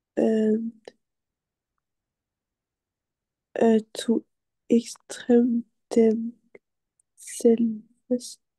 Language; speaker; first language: English; non-native, learner; French